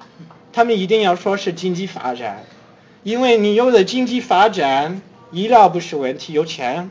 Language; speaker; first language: Chinese; non-native, fluent; English